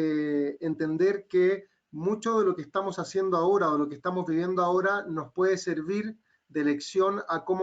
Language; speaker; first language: Spanish; native; Spanish